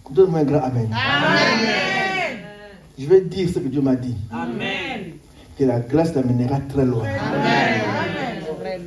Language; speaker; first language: French; non-native, local second language; Lingala